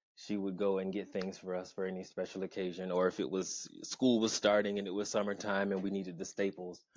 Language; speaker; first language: English; native; English